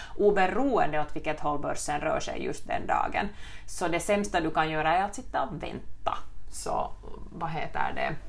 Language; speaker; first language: Swedish; native; Swedish